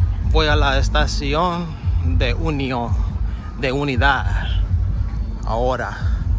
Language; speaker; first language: Spanish; non-native, learner; English